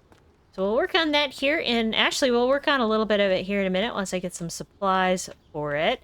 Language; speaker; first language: English; native; English